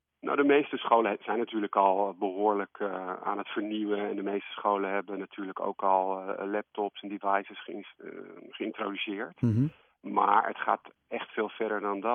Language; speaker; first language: Dutch; native; Dutch